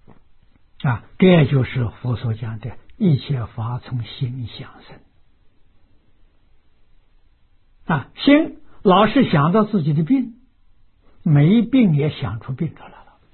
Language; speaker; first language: Chinese; native; Chinese